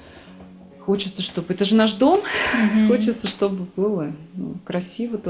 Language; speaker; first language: Russian; native; Russian